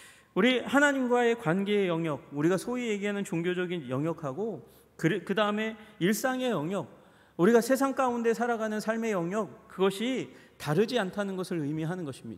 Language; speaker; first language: Korean; native; Korean